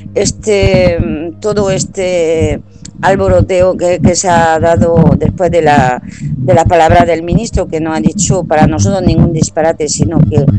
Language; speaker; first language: Spanish; non-native, fluent; French